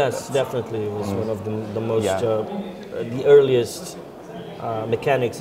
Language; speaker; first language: English; non-native, fluent; Portuguese